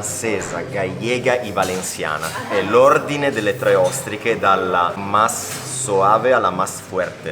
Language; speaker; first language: Italian; native; Italian